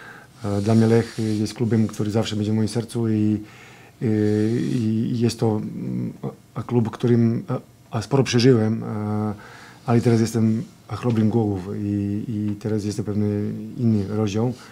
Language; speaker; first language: Polish; non-native, fluent; Serbian